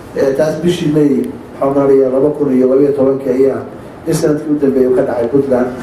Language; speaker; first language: Somali; native; Somali